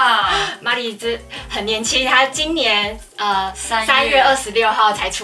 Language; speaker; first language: Japanese; non-native, learner; Chinese